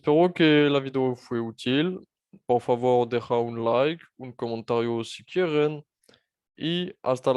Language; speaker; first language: Spanish; non-native, fluent; French